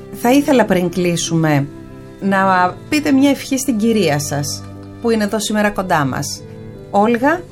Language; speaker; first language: Greek; native; Greek